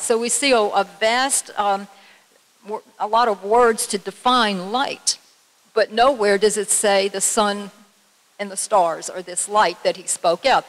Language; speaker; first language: English; native; English